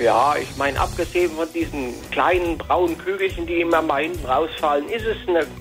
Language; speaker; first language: German; native; German